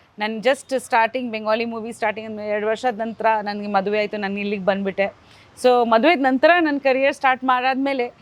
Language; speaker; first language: Kannada; non-native, fluent; Bangla